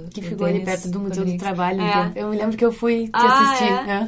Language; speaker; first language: Portuguese; native; Portuguese